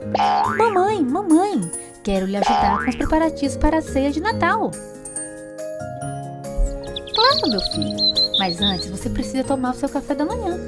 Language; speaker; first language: Portuguese; native; Portuguese